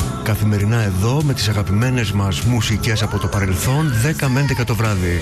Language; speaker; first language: Greek; native; Greek